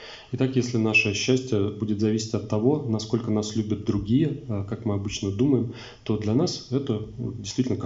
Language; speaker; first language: Russian; native; Russian